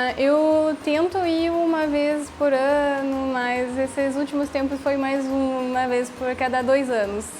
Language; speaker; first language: Portuguese; non-native, fluent; French